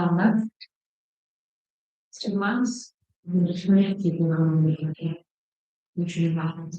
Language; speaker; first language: Russian; non-native, local second language; Kazakh